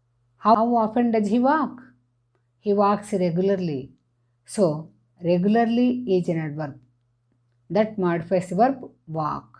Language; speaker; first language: English; non-native, fluent; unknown